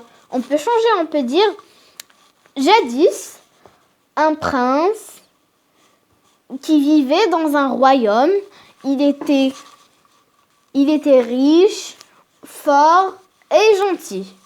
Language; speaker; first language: French; non-native, local second language; Arabic